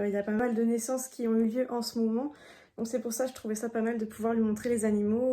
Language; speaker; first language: French; native; French